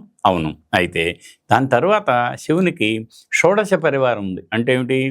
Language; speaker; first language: Telugu; native; Telugu